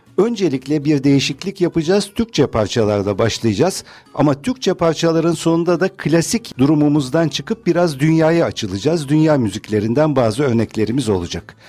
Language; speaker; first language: Turkish; native; Turkish